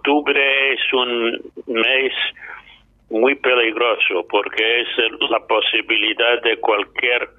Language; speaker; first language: Spanish; non-native, fluent; English